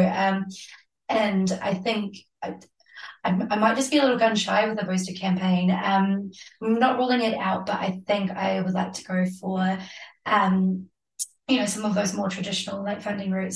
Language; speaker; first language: English; native; English